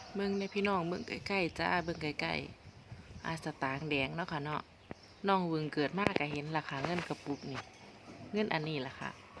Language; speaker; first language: Thai; native; Thai